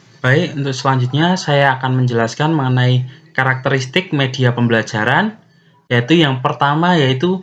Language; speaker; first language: Indonesian; native; Indonesian